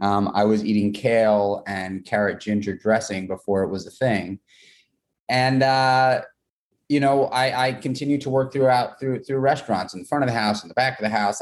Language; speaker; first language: English; native; English